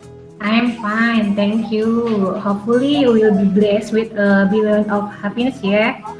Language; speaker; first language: English; non-native, learner; Indonesian